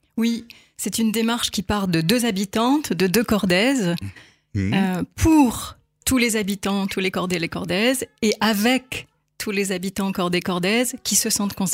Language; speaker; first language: French; native; French